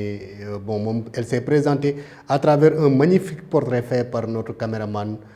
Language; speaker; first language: French; non-native, local second language; Wolof